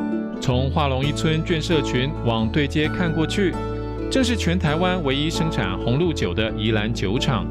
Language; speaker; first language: Chinese; native; Chinese